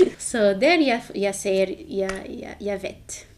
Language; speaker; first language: Swedish; non-native, learner; Portuguese